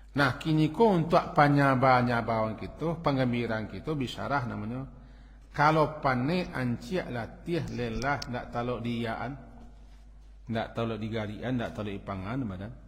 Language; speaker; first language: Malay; non-native, local second language; Minangkabau